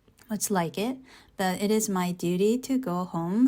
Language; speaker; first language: English; non-native, fluent; Korean